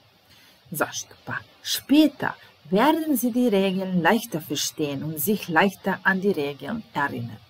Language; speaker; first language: German; non-native, fluent; Serbian